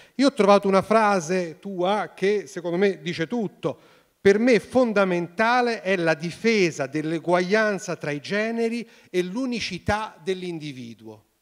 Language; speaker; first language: Italian; native; Italian